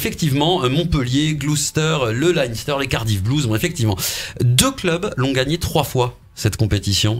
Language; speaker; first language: French; native; French